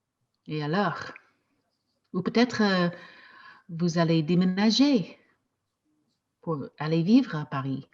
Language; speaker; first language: French; non-native, fluent; English